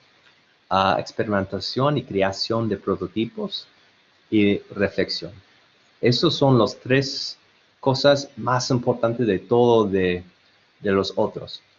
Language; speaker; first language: Spanish; non-native, learner; English